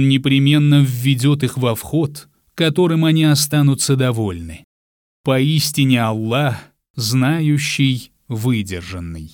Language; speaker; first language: Russian; native; Russian